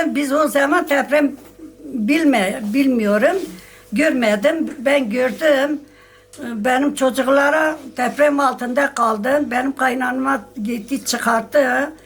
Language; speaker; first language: Turkish; non-native, local second language; Kurdish